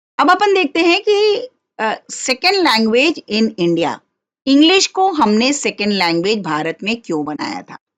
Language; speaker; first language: Hindi; non-native, local second language; Marathi